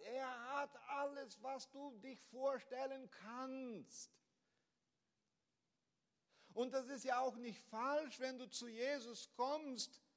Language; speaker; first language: German; non-native, fluent; Portuguese